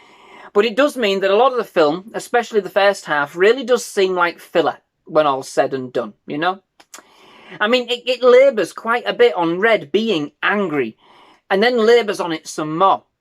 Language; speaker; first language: English; native; English